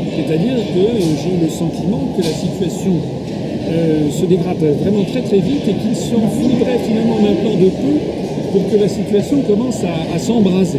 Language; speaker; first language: French; native; French